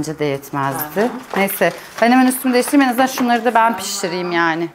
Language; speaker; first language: Turkish; native; Turkish